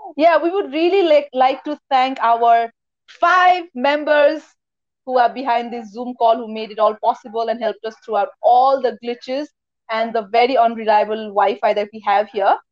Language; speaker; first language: English; non-native, local second language; Nepali